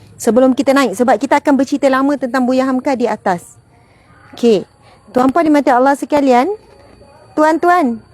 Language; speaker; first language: Malay; native; Malay